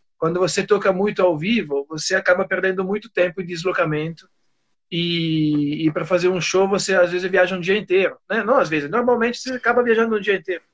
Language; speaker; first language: Portuguese; non-native, fluent; Italian